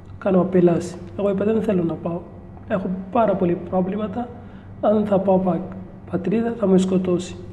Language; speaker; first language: Greek; non-native, learner; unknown